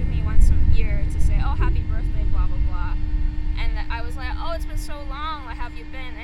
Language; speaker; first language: English; native; English